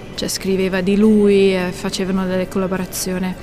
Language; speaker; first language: Italian; non-native, fluent; English